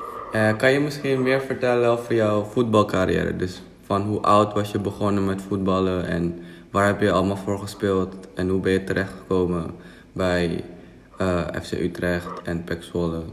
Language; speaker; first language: Dutch; non-native, fluent; Indonesian